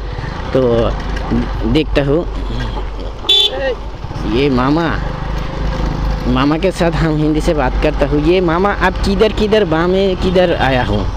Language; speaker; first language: Hindi; non-native, learner; Bangla